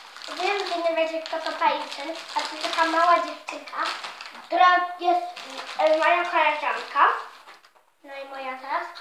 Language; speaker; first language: Polish; early bilingual, heritage; Polish